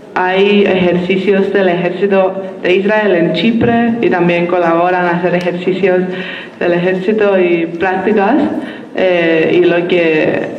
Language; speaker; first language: Spanish; non-native, fluent; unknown